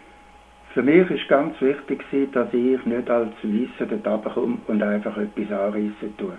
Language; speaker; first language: German; native; German